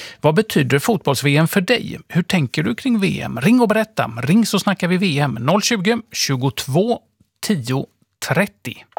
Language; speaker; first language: Swedish; native; Swedish